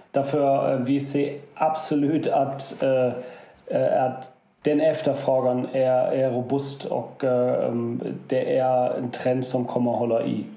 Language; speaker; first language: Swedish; non-native, fluent; German